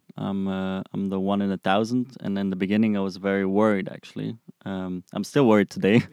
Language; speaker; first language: English; non-native, fluent; German